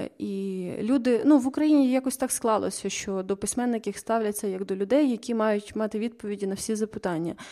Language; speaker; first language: Ukrainian; native; Ukrainian